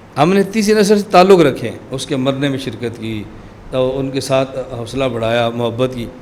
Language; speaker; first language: Urdu; non-native, local second language; Punjabi